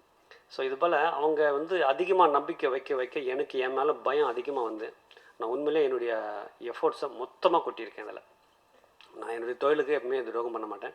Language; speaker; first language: Tamil; native; Tamil